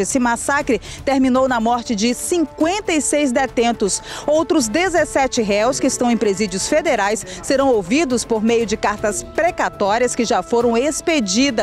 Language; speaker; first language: Portuguese; native; Portuguese